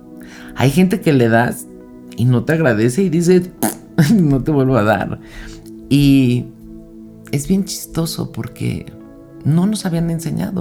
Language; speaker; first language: Spanish; native; Spanish